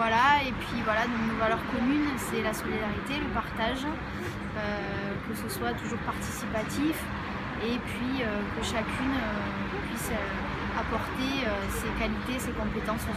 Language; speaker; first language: French; native; French